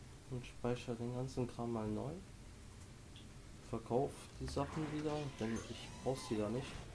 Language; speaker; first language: German; native; German